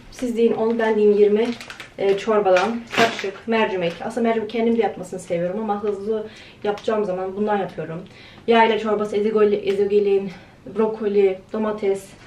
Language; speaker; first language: Turkish; early bilingual, heritage; Turkish